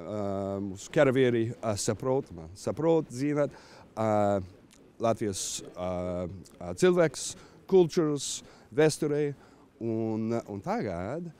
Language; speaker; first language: Latvian; non-native, learner; English